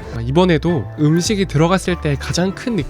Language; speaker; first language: Korean; native; Korean